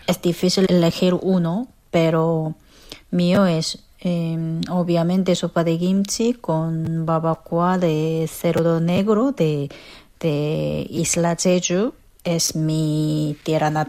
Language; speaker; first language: Spanish; non-native, fluent; Korean